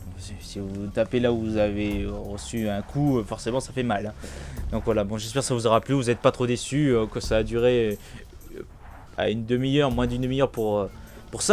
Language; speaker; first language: French; native; French